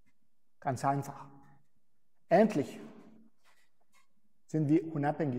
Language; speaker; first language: German; non-native, fluent; French